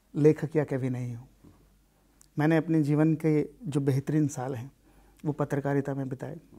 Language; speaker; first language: Hindi; native; Hindi